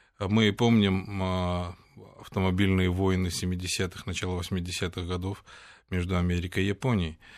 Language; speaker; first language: Russian; native; Russian